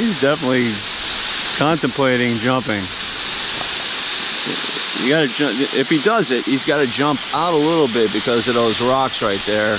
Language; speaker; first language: English; native; English